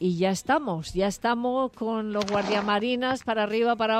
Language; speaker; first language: Spanish; native; Spanish